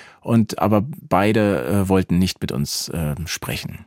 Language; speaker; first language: German; native; German